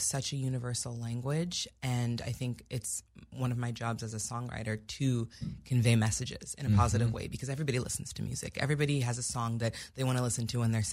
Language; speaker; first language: English; native; English